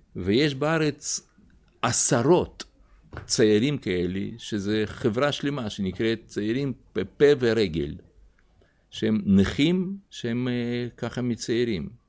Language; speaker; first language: Hebrew; non-native, fluent; Russian